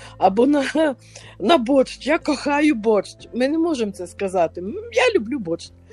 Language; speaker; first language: Ukrainian; native; Ukrainian